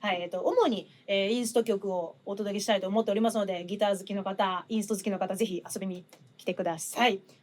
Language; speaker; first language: Japanese; native; Japanese